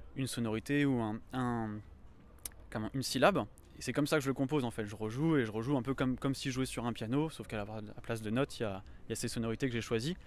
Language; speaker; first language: French; native; French